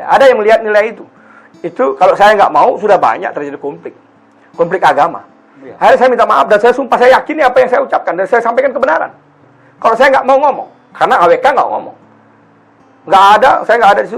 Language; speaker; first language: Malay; non-native, local second language; Balinese